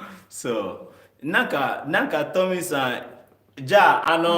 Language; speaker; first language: Japanese; non-native, learner; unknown